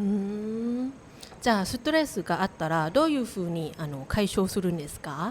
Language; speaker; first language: Japanese; non-native, learner; Thai